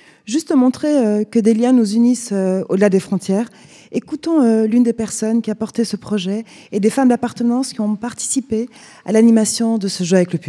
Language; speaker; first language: French; native; French